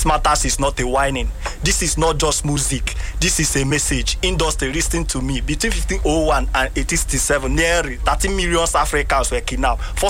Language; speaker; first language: English; non-native, local second language; Igbo